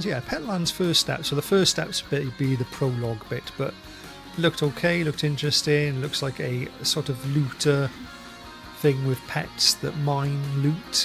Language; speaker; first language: English; native; English